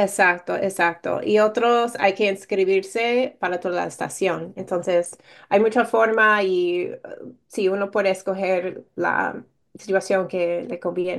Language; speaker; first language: Spanish; non-native, fluent; English